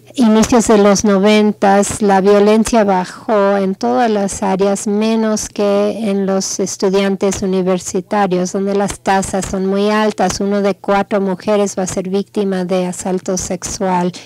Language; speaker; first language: Spanish; non-native, fluent; English